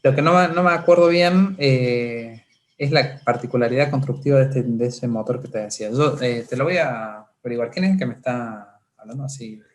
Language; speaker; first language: Spanish; native; Spanish